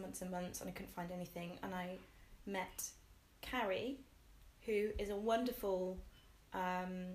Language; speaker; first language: English; native; English